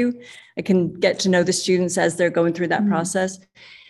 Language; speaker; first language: English; native; English